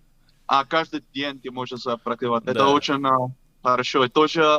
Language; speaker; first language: Russian; non-native, learner; Dutch